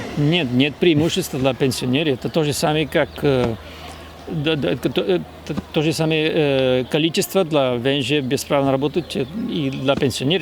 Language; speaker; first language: Russian; non-native, fluent; Spanish